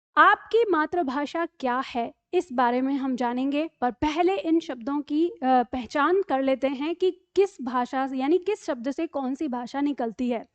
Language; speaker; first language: Hindi; native; Hindi